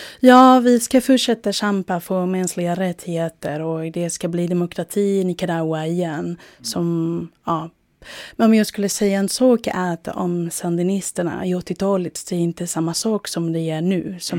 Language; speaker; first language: Swedish; non-native, fluent; Spanish